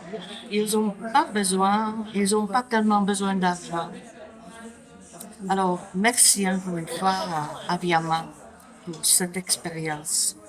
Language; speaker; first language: French; non-native, fluent; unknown